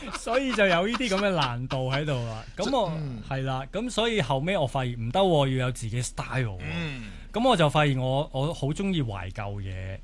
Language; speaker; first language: Cantonese; native; Cantonese